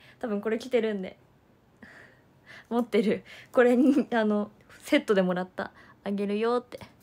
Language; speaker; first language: Japanese; native; Japanese